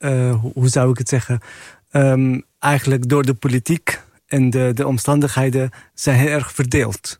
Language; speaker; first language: Dutch; non-native, fluent; Arabic